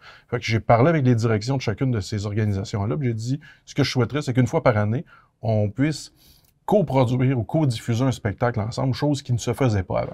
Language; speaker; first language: French; native; French